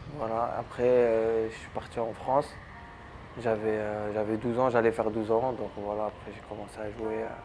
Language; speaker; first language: French; early bilingual, other home language; Arabic